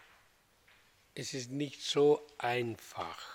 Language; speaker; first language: German; non-native, learner; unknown